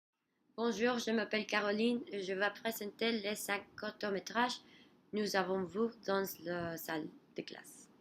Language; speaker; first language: French; non-native, learner; Spanish